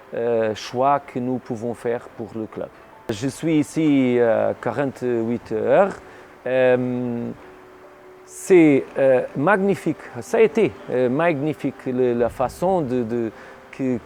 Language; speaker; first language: French; non-native, learner; Portuguese